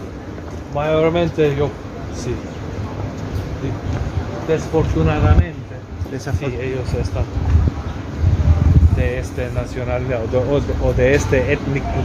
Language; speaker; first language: Spanish; non-native, learner; Macedonian